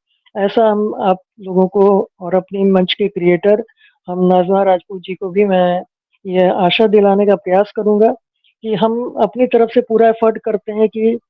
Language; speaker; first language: Hindi; native; Hindi